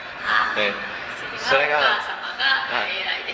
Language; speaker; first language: Japanese; native; Japanese